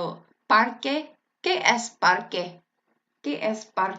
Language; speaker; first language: Spanish; non-native, learner; English